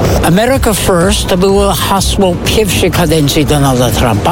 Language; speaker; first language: Polish; non-native, fluent; English